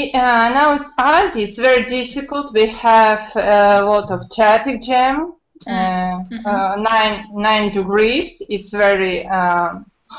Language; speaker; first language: English; non-native, learner; Russian